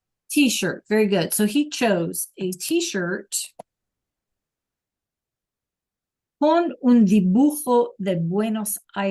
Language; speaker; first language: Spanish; non-native, fluent; English